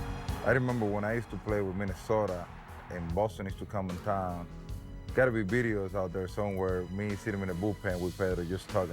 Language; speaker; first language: English; non-native, fluent; Spanish